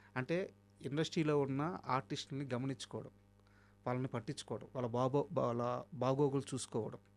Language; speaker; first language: Telugu; native; Telugu